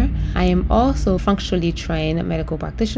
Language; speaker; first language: English; non-native, fluent; Haitian Creole